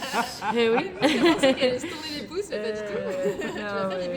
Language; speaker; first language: French; native; French